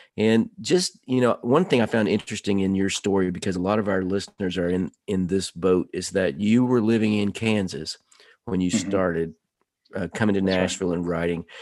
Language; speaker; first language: English; native; English